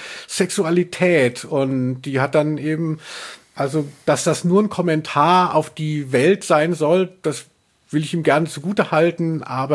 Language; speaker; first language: German; native; German